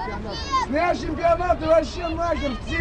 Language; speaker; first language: Russian; native; Russian